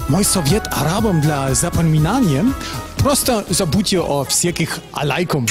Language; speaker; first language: Russian; non-native, fluent; German